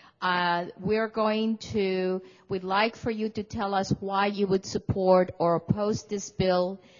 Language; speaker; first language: English; native; English